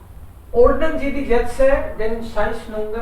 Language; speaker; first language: German; non-native, fluent; Hindi